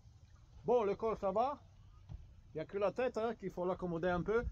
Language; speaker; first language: French; non-native, fluent; Romanian